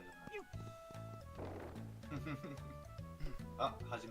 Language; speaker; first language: Japanese; non-native, learner; English